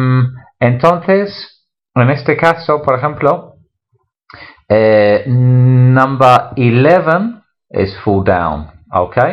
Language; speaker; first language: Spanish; non-native, fluent; English